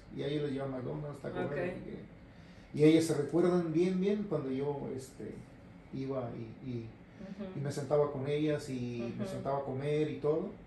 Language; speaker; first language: Spanish; native; Spanish